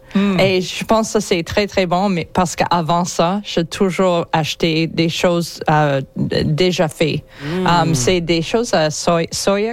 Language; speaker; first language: French; non-native, local second language; English